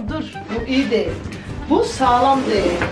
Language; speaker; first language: Turkish; early bilingual, other home language; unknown